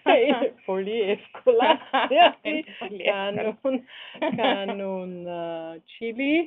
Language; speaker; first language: Greek; non-native, learner; German